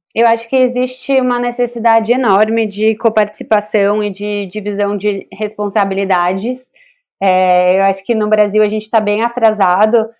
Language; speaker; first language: Portuguese; native; Portuguese